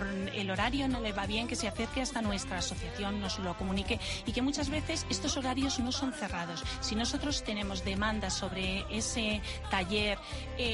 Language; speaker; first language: Spanish; native; Spanish